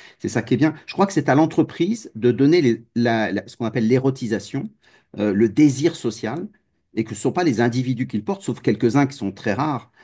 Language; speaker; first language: French; native; French